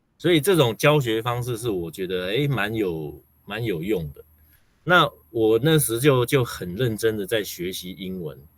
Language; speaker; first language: Chinese; native; Chinese